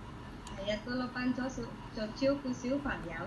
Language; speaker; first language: Chinese; non-native, learner; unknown